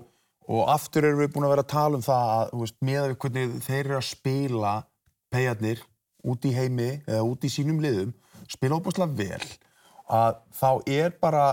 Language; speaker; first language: Icelandic; native; Icelandic